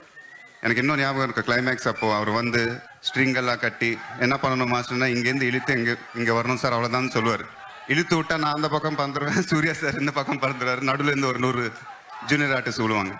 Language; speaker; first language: Tamil; non-native, local second language; Telugu